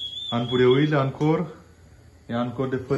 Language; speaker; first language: French; non-native, learner; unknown